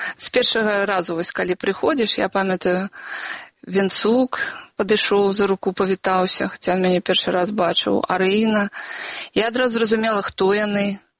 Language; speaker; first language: Belarusian; non-native, local second language; Russian